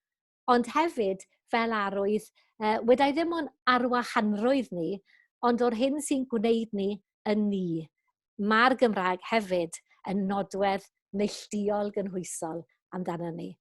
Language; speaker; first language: Welsh; native; Welsh